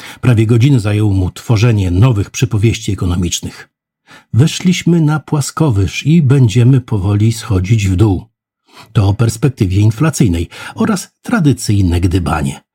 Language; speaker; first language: Polish; native; Polish